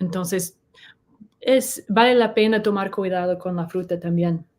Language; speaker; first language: Spanish; non-native, learner; English